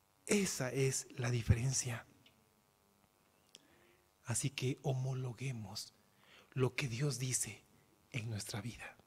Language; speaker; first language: Spanish; native; Spanish